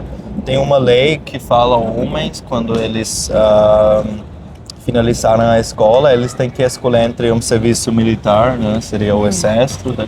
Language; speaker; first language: Portuguese; non-native, fluent; German